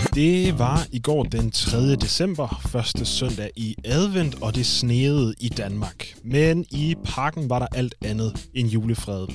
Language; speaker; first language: Danish; native; Danish